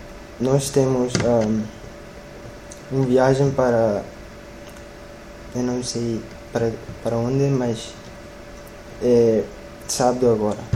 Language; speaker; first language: Portuguese; non-native, learner; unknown